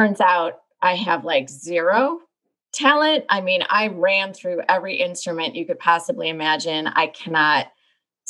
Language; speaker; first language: English; native; English